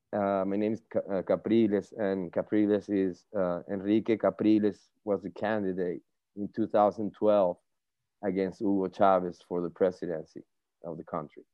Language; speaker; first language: English; non-native, fluent; Spanish